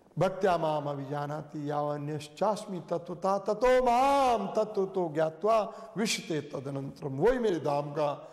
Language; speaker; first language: Hindi; native; Hindi